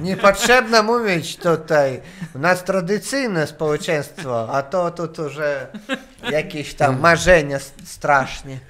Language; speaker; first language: Polish; non-native, learner; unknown